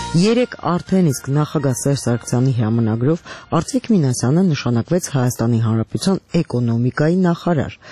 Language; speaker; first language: Armenian; native; Armenian